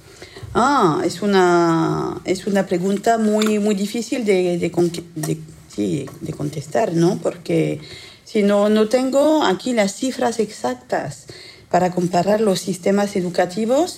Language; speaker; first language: Spanish; non-native, fluent; French